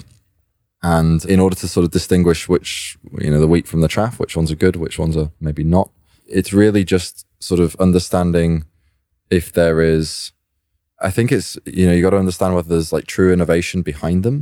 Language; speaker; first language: English; native; English